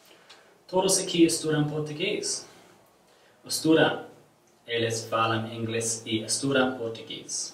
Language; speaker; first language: Portuguese; non-native, learner; English